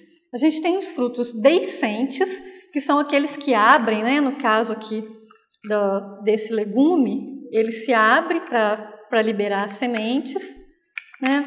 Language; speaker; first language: Portuguese; native; Portuguese